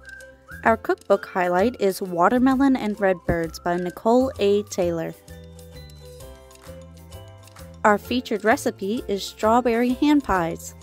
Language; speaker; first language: English; native; English